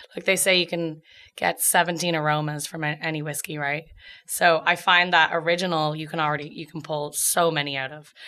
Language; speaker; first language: English; native; English